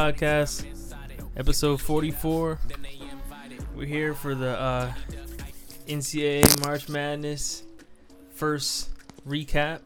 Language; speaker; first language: English; native; English